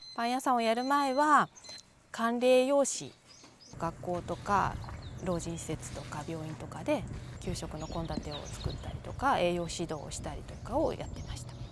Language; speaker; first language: Japanese; native; Japanese